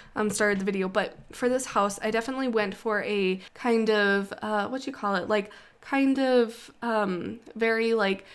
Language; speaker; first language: English; native; English